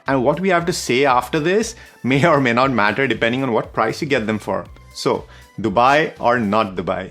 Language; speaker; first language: English; non-native, fluent; Dutch